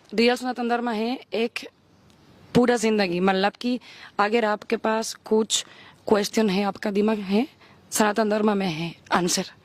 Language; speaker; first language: Hindi; non-native, learner; Spanish